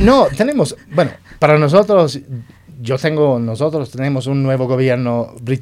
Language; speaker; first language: Spanish; non-native, fluent; English